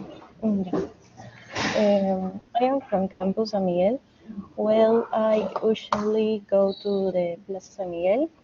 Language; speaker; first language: English; non-native, learner; Spanish